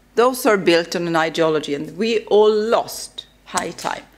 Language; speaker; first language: English; non-native, fluent; Swedish